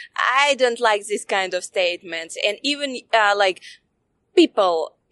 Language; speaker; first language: English; non-native, fluent; Russian